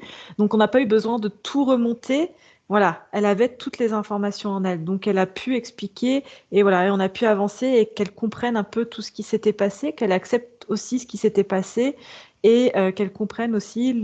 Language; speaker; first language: French; native; French